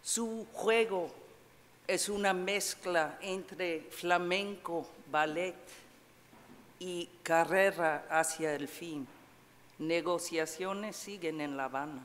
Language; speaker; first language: Spanish; non-native, fluent; English